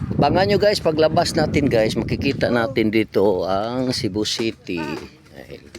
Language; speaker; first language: Filipino; non-native, local second language; Cebuano